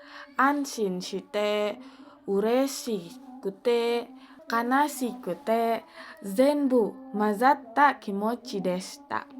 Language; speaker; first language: Japanese; non-native, learner; Indonesian